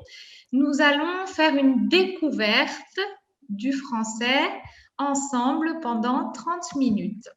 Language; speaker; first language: French; non-native, fluent; Spanish